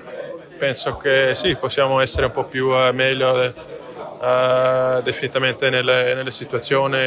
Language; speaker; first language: Italian; non-native, fluent; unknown